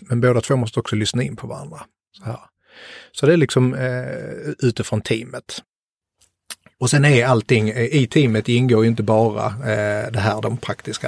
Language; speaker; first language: Swedish; native; Swedish